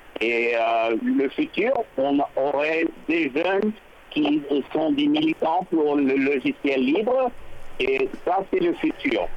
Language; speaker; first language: French; non-native, learner; English